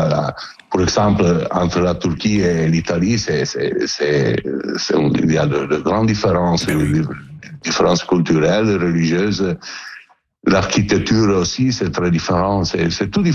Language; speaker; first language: French; non-native, learner; Italian